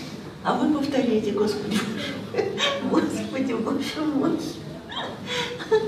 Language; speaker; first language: Russian; native; Russian